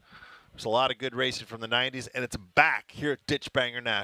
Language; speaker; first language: English; native; English